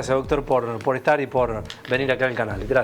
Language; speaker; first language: Spanish; native; Spanish